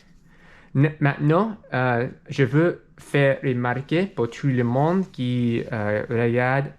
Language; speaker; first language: French; non-native, learner; English